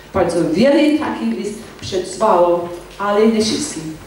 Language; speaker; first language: Polish; non-native, learner; English